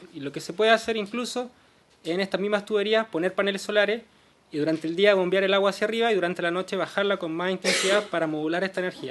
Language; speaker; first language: Spanish; native; Spanish